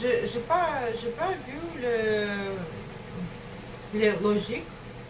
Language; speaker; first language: French; non-native, learner; Russian